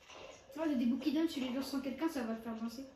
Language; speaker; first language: French; native; French